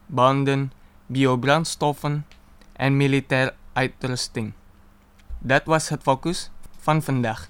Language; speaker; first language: Dutch; non-native, fluent; Indonesian